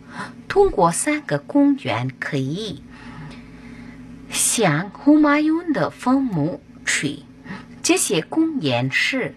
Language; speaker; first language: Chinese; non-native, fluent; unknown